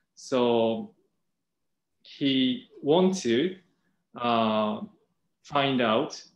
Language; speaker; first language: English; non-native, fluent; Japanese